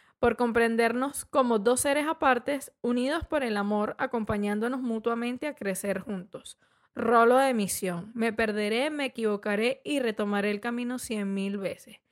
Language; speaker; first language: Spanish; native; Spanish